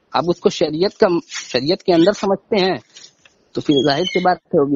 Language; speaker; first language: Hindi; native; Hindi